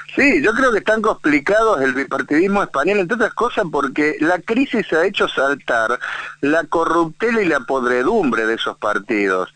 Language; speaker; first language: Spanish; native; Spanish